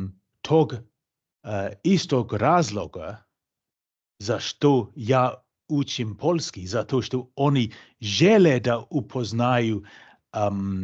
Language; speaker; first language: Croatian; non-native, fluent; English